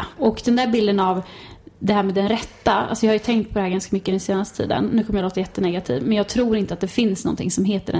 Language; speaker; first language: Swedish; native; Swedish